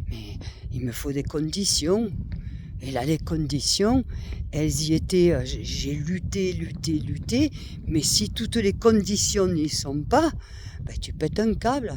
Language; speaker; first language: French; native; French